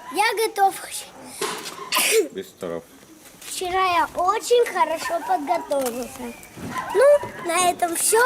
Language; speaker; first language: Russian; early bilingual, heritage; Russian